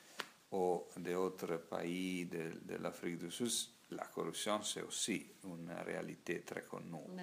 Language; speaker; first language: French; non-native, learner; Italian